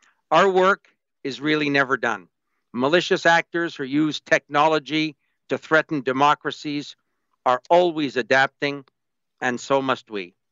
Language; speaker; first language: English; native; English